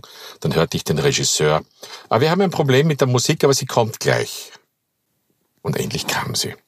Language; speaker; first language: German; native; German